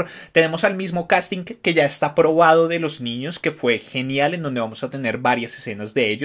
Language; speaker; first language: Spanish; native; Spanish